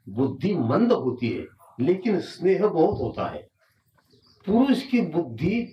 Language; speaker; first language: Hindi; non-native, local second language; Marathi